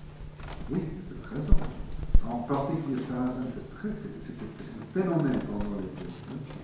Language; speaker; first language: French; non-native, fluent; English